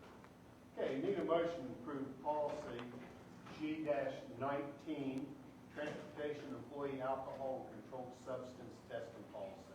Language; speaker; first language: English; native; English